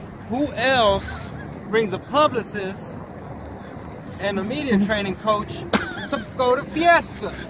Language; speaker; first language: English; early bilingual, other home language; Spanish